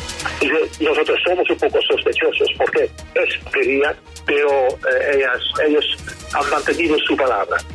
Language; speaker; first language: Spanish; non-native, learner; Dutch